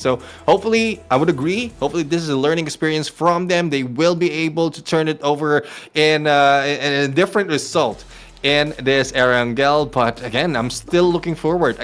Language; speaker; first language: English; non-native, local second language; Filipino